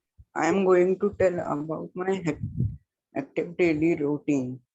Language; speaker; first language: English; non-native, learner; Hindi